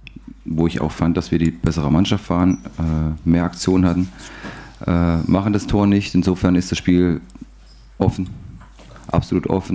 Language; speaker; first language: German; native; German